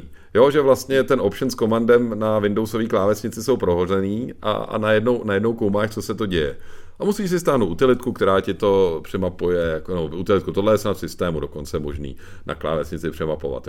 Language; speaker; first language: Czech; native; Czech